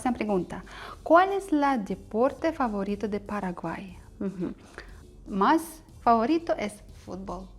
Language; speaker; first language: Spanish; non-native, learner; Russian